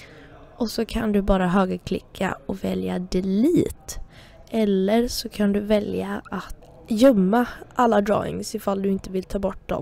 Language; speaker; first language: Swedish; native; Swedish